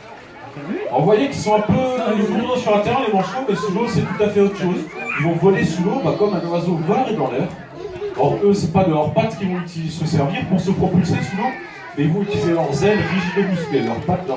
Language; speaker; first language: French; native; French